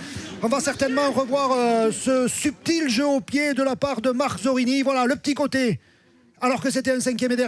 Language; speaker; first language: French; native; French